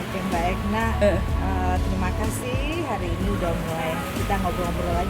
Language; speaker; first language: Indonesian; native; Indonesian